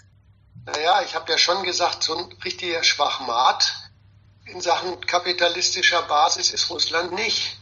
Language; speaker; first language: German; native; German